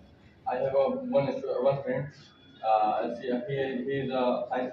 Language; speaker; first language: English; non-native, learner; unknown